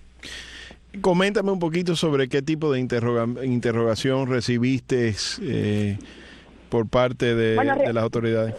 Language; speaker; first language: Spanish; early bilingual, heritage; Spanish